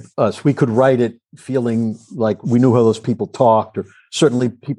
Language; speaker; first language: English; native; English